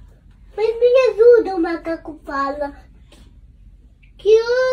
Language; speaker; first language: Portuguese; early bilingual, heritage; Dutch